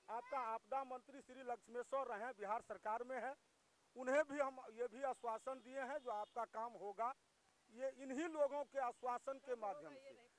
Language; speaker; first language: Hindi; native; Hindi